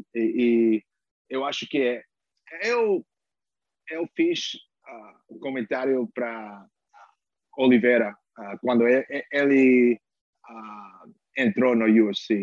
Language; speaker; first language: Portuguese; non-native, learner; English